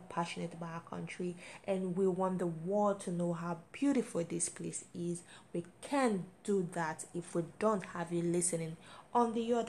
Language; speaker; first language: English; non-native, local second language; Igbo